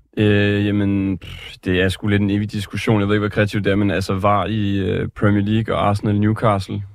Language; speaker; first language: Danish; native; Danish